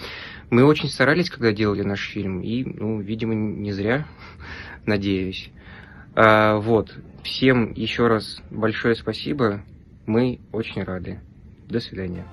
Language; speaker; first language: Russian; native; Russian